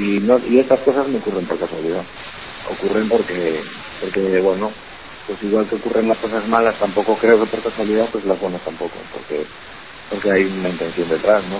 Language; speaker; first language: Spanish; native; Spanish